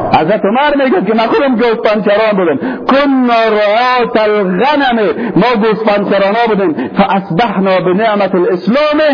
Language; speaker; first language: Persian; native; Persian